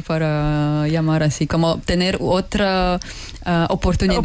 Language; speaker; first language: Spanish; non-native, fluent; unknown